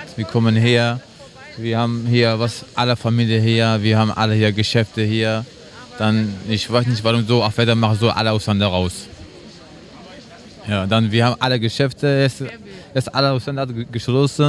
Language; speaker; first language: German; non-native, learner; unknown